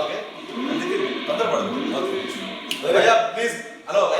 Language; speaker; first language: Telugu; native; Telugu